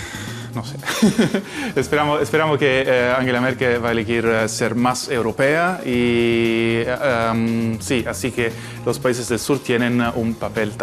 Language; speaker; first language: Spanish; non-native, fluent; Italian